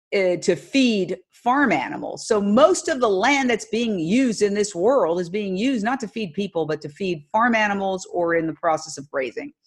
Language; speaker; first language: English; native; English